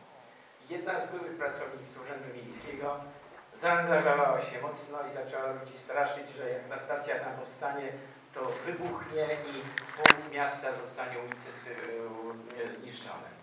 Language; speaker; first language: Polish; native; Polish